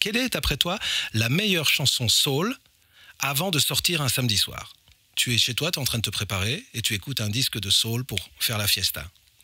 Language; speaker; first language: French; native; French